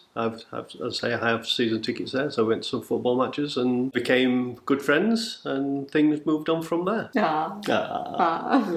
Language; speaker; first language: English; native; English